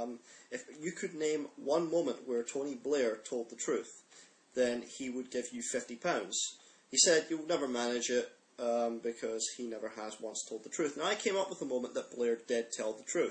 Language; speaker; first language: English; native; English